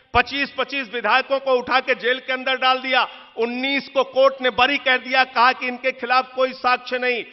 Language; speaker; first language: Hindi; native; Hindi